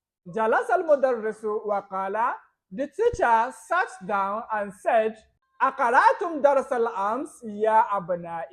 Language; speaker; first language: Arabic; non-native, fluent; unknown